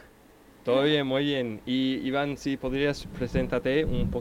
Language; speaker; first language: Spanish; non-native, fluent; English